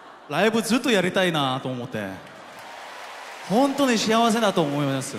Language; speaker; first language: Japanese; non-native, fluent; Korean